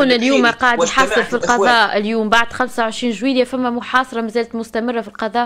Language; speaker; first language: Arabic; native; Arabic